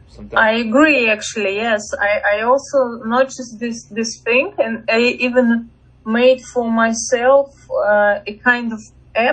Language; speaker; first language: English; non-native, fluent; Russian